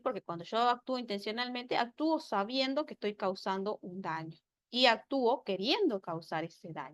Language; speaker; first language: Spanish; native; Spanish